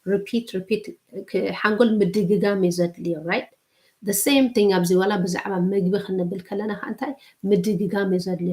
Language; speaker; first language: Tigrinya; early bilingual, heritage; Tigrinya